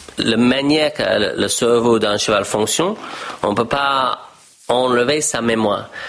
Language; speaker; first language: French; non-native, fluent; English